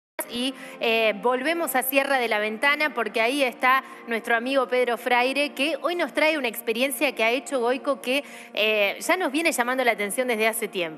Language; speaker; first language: Spanish; native; Spanish